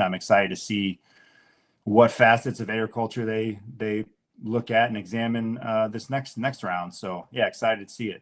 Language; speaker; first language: English; native; English